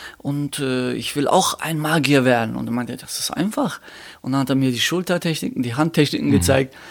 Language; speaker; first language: German; early bilingual, other home language; Turkish